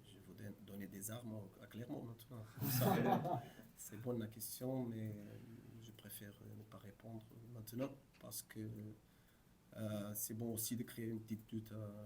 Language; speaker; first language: French; non-native, fluent; Portuguese